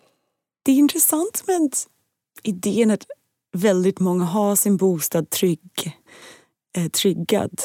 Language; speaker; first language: Swedish; non-native, fluent; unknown